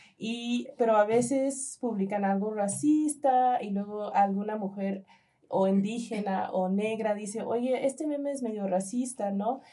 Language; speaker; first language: Spanish; early bilingual, heritage; Spanish